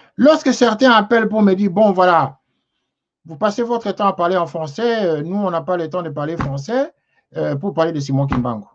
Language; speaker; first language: French; non-native, local second language; Lingala